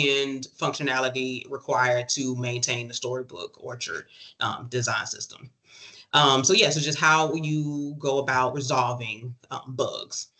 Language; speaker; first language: English; native; English